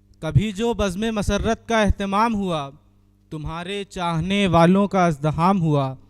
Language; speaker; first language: Urdu; native; Urdu